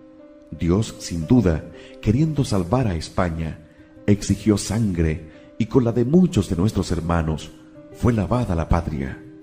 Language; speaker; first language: Spanish; native; Spanish